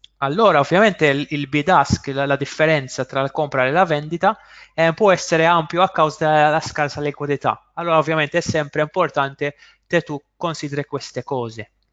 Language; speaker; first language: Italian; non-native, fluent; Maltese